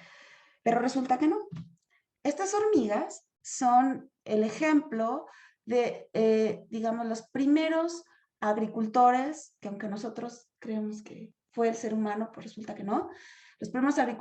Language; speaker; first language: Spanish; native; Spanish